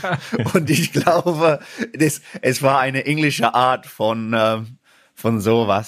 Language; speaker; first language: German; non-native, fluent; English